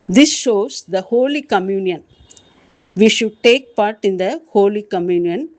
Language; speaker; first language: English; non-native, local second language; Tamil